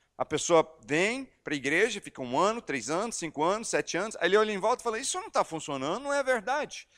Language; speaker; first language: Portuguese; non-native, fluent; English